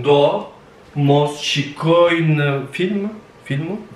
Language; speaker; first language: Albanian; non-native, learner; Turkish